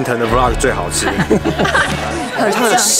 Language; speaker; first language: Chinese; native; Chinese